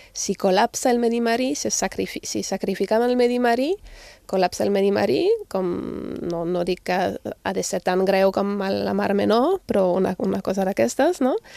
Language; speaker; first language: Catalan; non-native, fluent; German